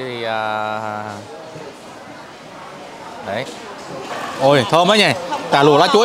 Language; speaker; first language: Vietnamese; native; Vietnamese